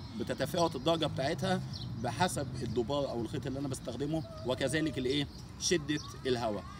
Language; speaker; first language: Arabic; native; Arabic